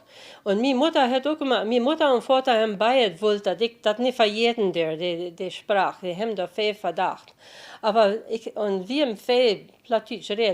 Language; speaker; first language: German; early bilingual, heritage; German